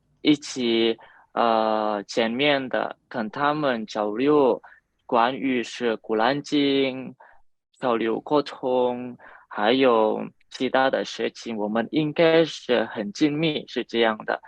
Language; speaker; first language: Chinese; non-native, learner; Indonesian